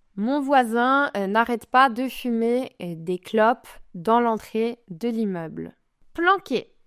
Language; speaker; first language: French; native; French